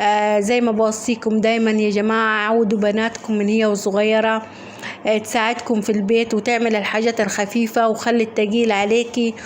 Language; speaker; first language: Arabic; native; Arabic